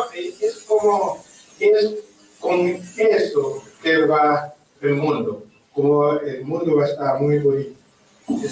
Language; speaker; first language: Spanish; non-native, learner; Haitian Creole